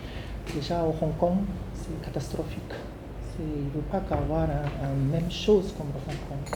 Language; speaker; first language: French; non-native, learner; Japanese